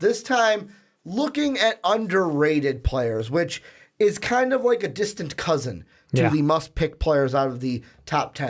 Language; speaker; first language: English; native; English